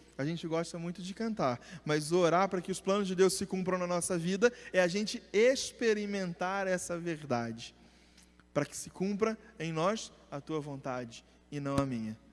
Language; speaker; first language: Portuguese; native; Portuguese